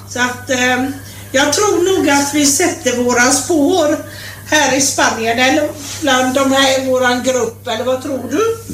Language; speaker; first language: Swedish; native; Swedish